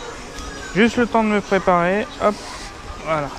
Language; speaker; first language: French; native; French